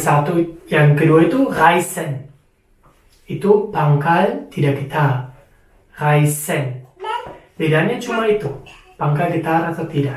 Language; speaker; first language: Indonesian; non-native, fluent; German